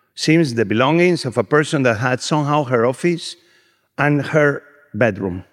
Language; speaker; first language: English; non-native, fluent; Spanish